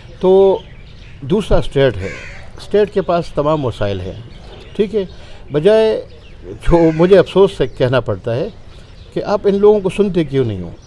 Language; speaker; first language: Urdu; non-native, local second language; Pashto